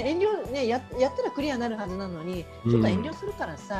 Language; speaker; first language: Japanese; native; Japanese